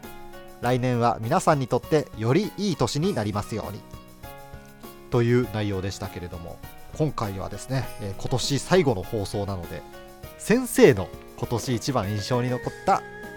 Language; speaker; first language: Japanese; native; Japanese